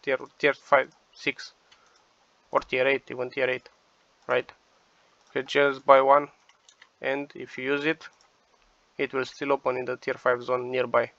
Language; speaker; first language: English; non-native, fluent; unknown